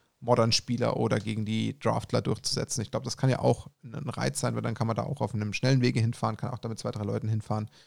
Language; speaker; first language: German; native; German